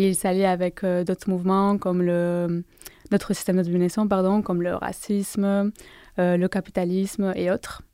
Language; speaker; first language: French; non-native, fluent; Spanish